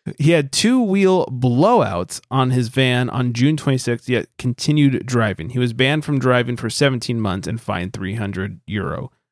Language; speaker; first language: English; native; English